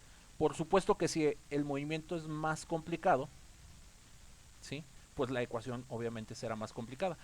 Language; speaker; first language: Spanish; native; Spanish